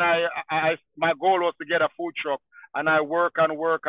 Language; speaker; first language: English; non-native, local second language; Jamaican Creole English